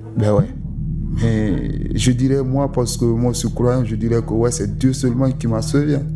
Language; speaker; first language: French; non-native, local second language; Susu